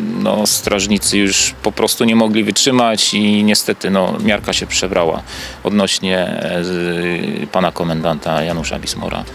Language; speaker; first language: Polish; native; Polish